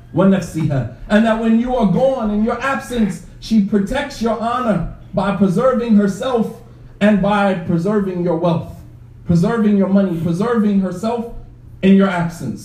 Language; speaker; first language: English; native; English